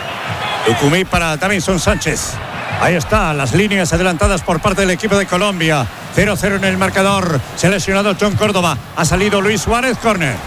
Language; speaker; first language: Spanish; native; Spanish